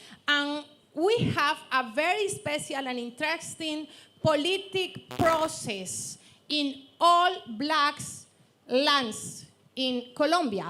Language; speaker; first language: English; non-native, learner; Spanish